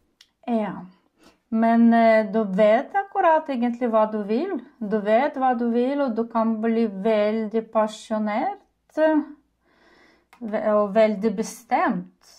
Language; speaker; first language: Norwegian; non-native, learner; Ukrainian